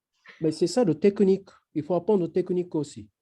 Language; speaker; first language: French; non-native, fluent; Japanese